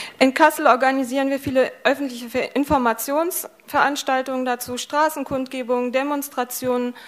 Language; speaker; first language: German; native; German